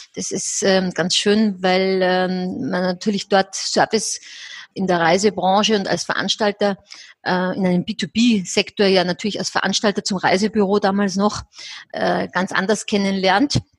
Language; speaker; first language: German; native; German